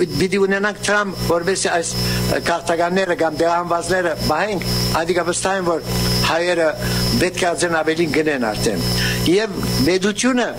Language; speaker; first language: Armenian; early bilingual, heritage; Armenian